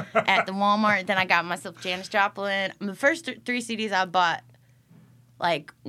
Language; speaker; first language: English; native; English